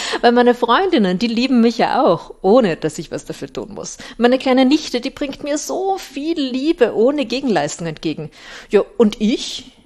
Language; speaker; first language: German; native; German